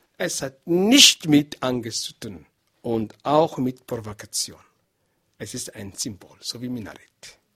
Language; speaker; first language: German; non-native, learner; Arabic